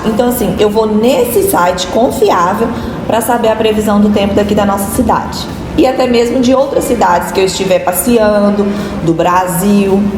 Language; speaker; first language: Portuguese; native; Portuguese